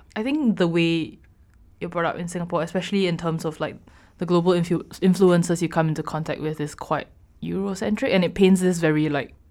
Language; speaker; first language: English; native; English